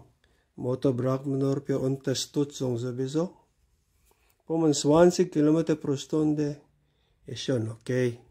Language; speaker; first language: German; non-native, learner; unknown